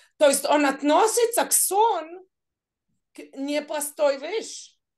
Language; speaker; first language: Russian; non-native, learner; Hebrew